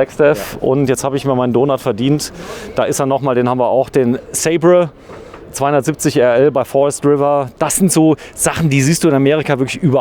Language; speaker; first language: German; native; German